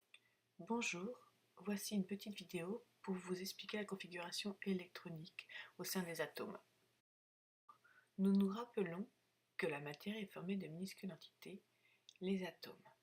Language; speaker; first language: French; native; French